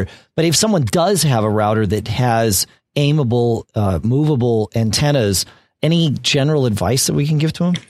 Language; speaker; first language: English; native; English